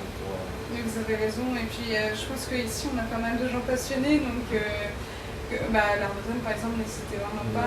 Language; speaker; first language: French; native; French